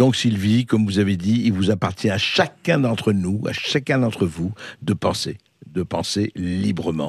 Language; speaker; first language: French; native; French